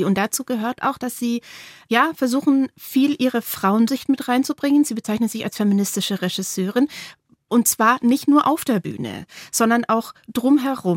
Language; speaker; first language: German; native; German